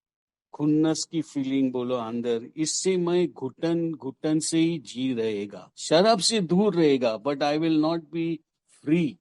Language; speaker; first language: Hindi; non-native, local second language; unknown